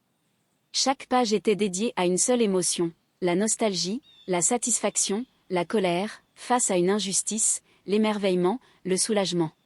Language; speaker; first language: French; native; French